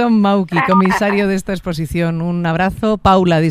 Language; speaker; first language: Spanish; native; Spanish